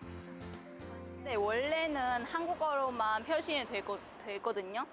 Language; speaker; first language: Korean; non-native, fluent; Vietnamese